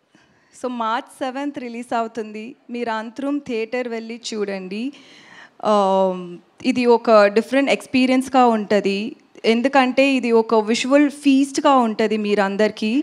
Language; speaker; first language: Telugu; non-native, local second language; Tamil